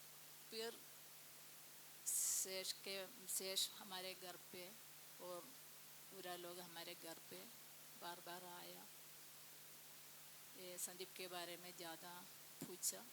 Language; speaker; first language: Hindi; non-native, local second language; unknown